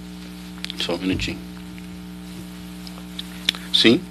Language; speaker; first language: Portuguese; native; Portuguese